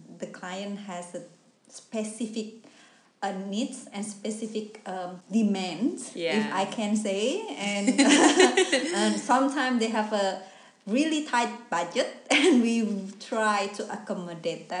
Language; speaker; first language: English; non-native, fluent; Indonesian